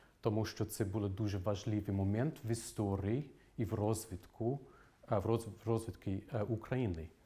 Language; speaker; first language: Ukrainian; non-native, fluent; English